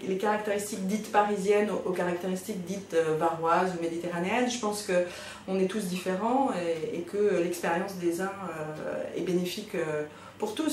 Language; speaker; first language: French; native; French